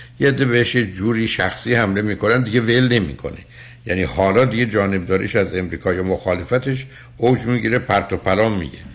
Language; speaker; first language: Persian; native; Persian